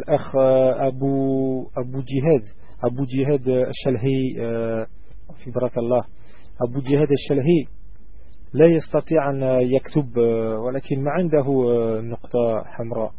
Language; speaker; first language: Arabic; non-native, learner; French